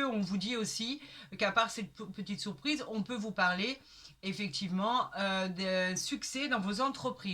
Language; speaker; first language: French; native; French